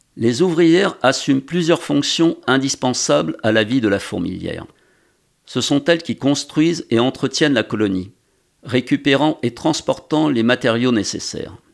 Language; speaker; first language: French; native; French